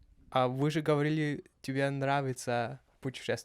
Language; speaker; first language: Russian; non-native, learner; Dutch